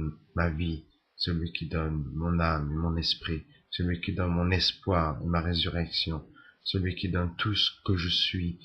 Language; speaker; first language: French; native; French